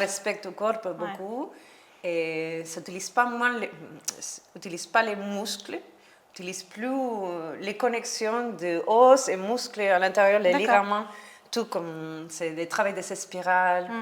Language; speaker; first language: French; non-native, learner; Spanish